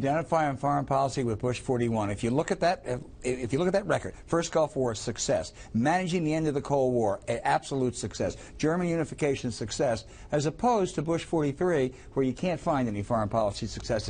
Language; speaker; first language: English; native; English